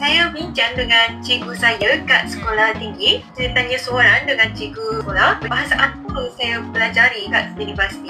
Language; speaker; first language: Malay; non-native, fluent; Japanese